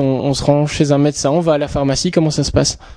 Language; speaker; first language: French; native; French